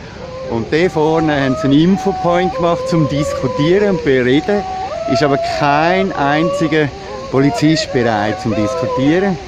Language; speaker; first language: German; native; German